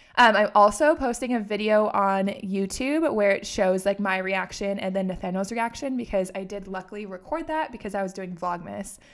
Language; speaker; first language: English; native; English